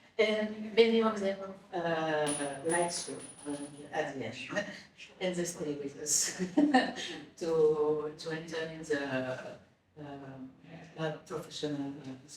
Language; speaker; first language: English; non-native, learner; French